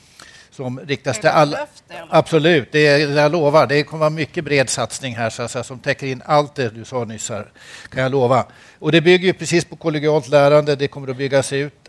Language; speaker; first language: Swedish; native; Swedish